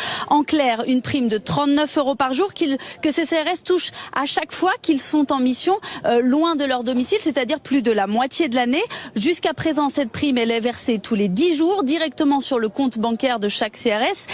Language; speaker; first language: French; native; French